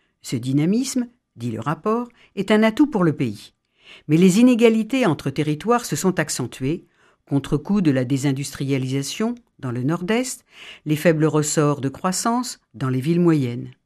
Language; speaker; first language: French; native; French